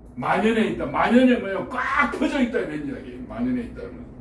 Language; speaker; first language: Korean; native; Korean